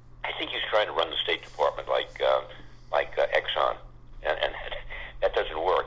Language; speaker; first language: English; native; English